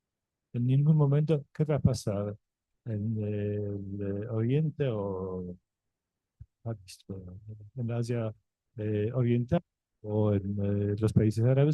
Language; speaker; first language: Spanish; non-native, fluent; Polish